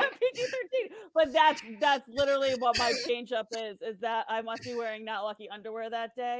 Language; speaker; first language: English; native; English